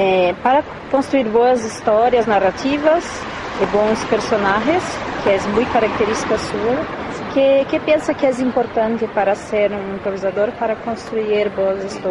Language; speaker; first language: Spanish; non-native, learner; Portuguese